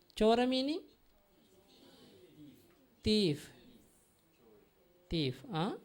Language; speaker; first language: English; non-native, learner; Sinhala